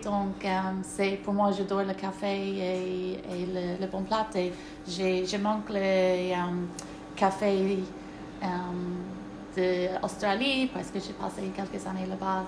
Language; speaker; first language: French; non-native, learner; English